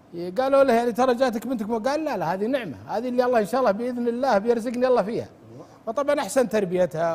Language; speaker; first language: Arabic; native; Arabic